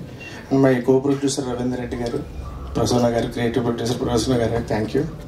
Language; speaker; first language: Telugu; native; Telugu